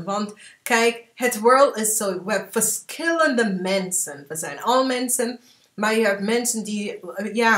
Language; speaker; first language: Dutch; early bilingual, heritage; English